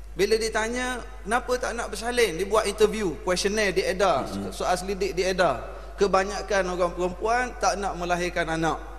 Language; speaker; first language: Malay; native; Malay